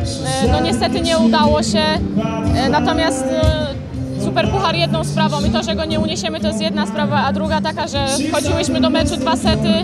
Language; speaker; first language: Polish; native; Polish